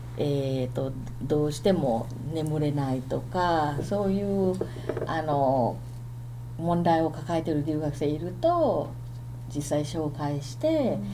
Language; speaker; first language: Japanese; non-native, fluent; Thai